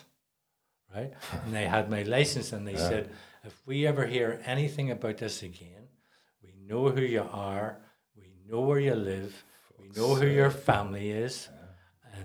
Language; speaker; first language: English; native; English